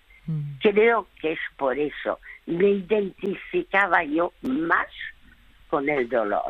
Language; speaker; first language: Spanish; early bilingual, other home language; French